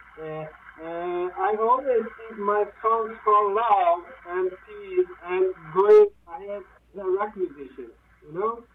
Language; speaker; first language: English; non-native, learner; Turkish